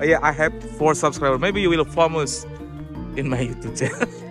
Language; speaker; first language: English; non-native, learner; Balinese